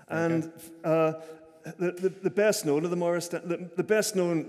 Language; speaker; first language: English; native; English